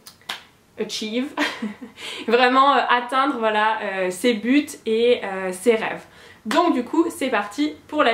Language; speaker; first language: French; native; French